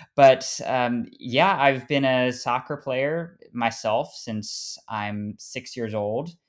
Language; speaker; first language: English; native; English